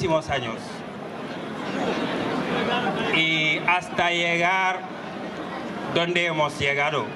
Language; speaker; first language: Spanish; non-native, fluent; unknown